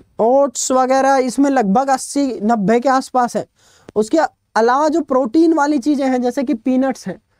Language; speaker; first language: Hindi; native; Hindi